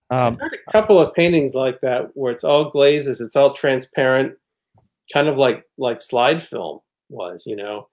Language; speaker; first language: English; native; English